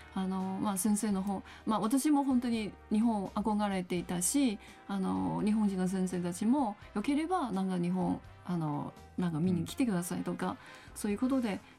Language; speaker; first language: Japanese; non-native, fluent; Chinese